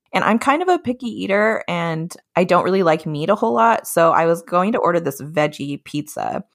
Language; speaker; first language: English; native; English